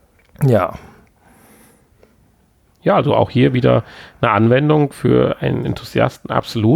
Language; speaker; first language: German; native; German